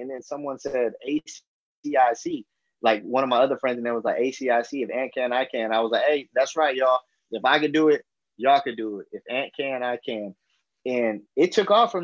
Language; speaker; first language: English; native; English